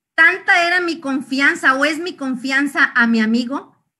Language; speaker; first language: Spanish; native; Spanish